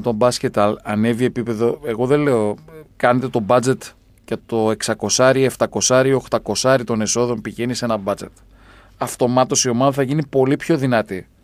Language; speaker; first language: Greek; native; Greek